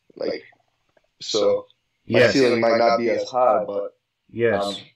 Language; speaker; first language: English; native; English